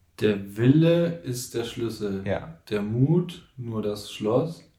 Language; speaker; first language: German; native; German